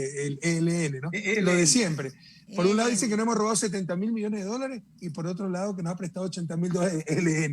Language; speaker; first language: Spanish; native; Spanish